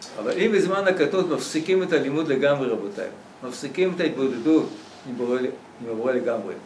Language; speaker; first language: Hebrew; native; Hebrew